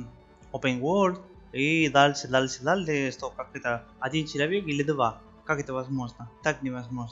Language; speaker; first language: Russian; non-native, learner; Spanish